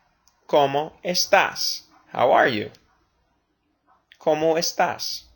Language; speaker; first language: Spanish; non-native, fluent; English